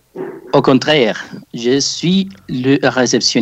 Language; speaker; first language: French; non-native, fluent; Spanish